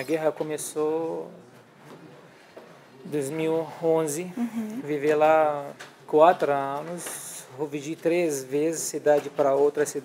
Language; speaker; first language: Portuguese; non-native, learner; Arabic